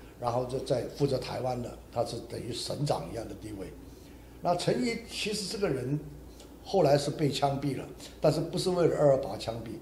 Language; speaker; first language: Chinese; non-native, local second language; Hakka Chinese